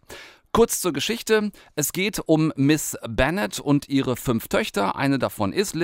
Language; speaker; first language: German; native; German